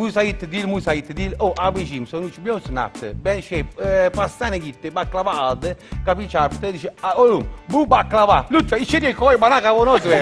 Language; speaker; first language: Turkish; non-native, learner; Italian